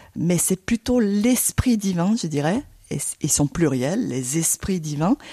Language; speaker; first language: French; non-native, fluent; Japanese